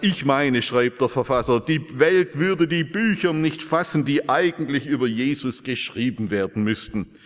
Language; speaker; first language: German; native; German